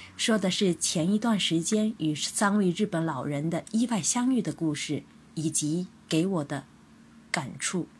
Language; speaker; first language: Japanese; non-native, fluent; Chinese